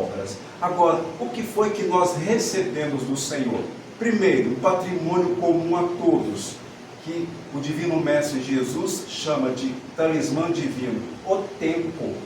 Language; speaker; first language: Portuguese; native; Portuguese